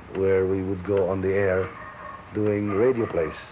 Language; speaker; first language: English; non-native, local second language; Filipino